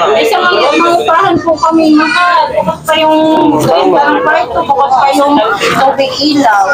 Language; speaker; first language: Filipino; native; Filipino